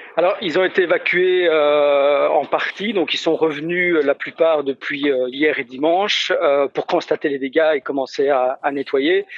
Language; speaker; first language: French; native; French